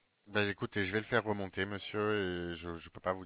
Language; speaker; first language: French; native; French